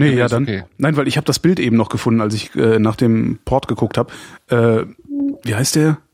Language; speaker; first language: German; native; German